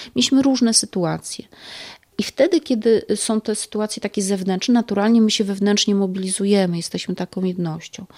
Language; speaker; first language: Polish; native; Polish